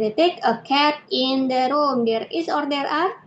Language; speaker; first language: English; non-native, fluent; Indonesian